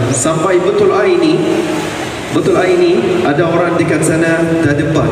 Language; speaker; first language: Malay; non-native, fluent; Arabic